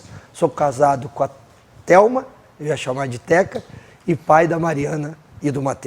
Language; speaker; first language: Portuguese; native; Portuguese